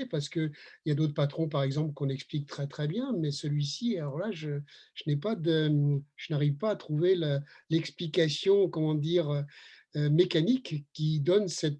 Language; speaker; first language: French; native; French